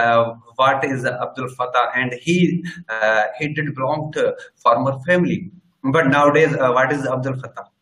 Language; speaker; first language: English; non-native, learner; Sindhi